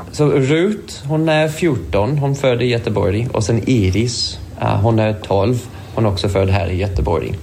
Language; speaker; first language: Swedish; non-native, fluent; English